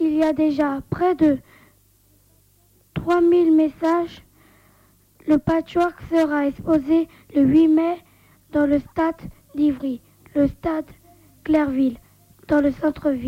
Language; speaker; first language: French; native; French